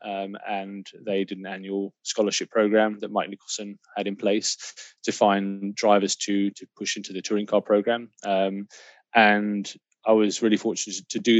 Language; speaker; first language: English; native; English